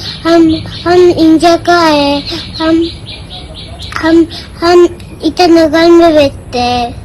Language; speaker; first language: Hindi; non-native, local second language; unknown